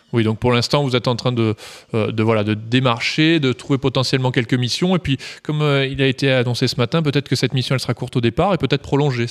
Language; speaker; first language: French; native; French